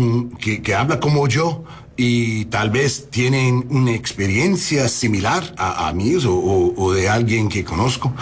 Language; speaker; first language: Spanish; non-native, learner; English